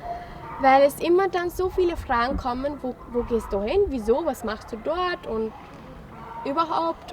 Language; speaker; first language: German; non-native, fluent; Albanian